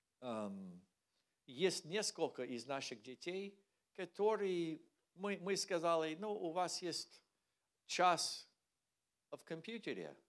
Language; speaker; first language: Russian; non-native, learner; English